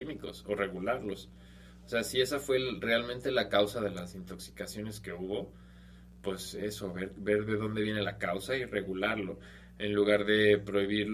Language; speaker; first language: Spanish; native; Spanish